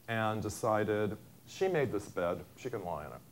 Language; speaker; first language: English; native; English